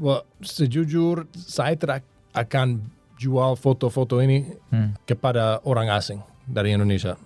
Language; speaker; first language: Indonesian; non-native, learner; English